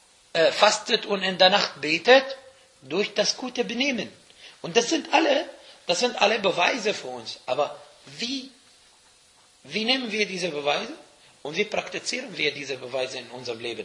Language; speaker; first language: German; non-native, fluent; Arabic